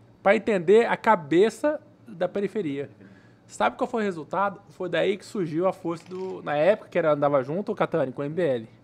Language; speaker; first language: Portuguese; native; Portuguese